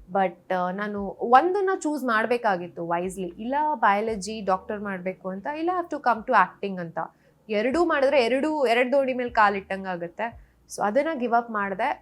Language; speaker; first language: Kannada; non-native, local second language; Rajasthani